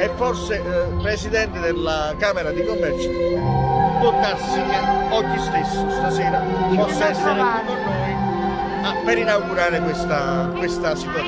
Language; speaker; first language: Italian; native; Italian